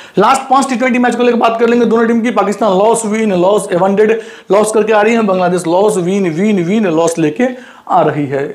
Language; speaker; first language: Hindi; native; Hindi